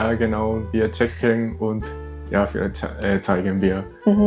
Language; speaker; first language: German; non-native, fluent; Japanese